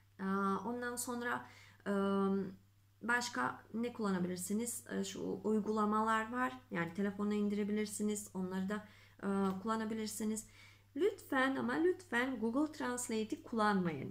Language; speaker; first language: Turkish; non-native, fluent; Macedonian